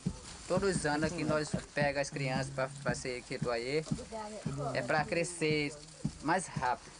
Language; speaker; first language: Portuguese; non-native, local second language; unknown